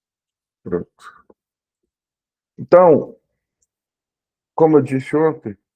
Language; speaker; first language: Portuguese; native; Portuguese